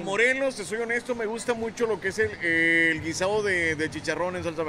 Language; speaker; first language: Spanish; native; Spanish